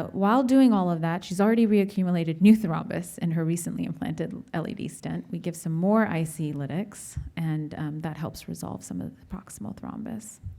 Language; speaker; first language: English; native; English